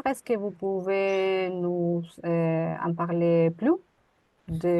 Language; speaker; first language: French; non-native, fluent; Spanish